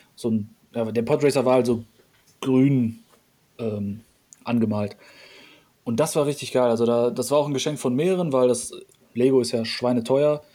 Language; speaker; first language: German; early bilingual, other home language; Polish